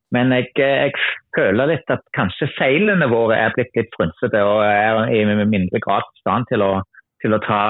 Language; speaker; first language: Norwegian; non-native, fluent; German